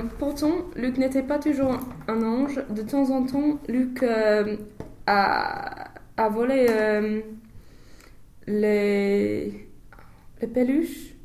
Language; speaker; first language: French; non-native, learner; English